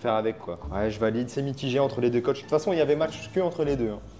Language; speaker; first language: French; native; French